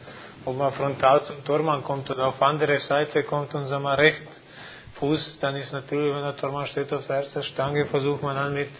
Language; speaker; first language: German; non-native, fluent; Croatian